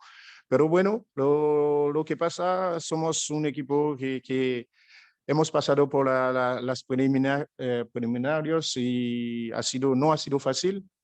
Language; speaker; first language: Spanish; non-native, fluent; French